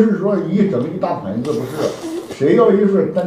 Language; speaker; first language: Chinese; native; Chinese